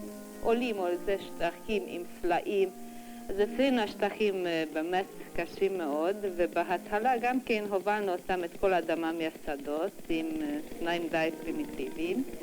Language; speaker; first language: Hebrew; non-native, fluent; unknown